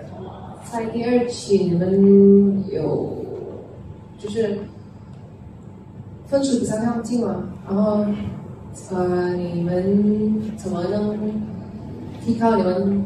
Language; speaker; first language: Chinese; non-native, fluent; Indonesian